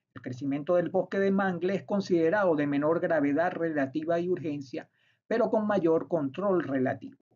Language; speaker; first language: Spanish; native; Spanish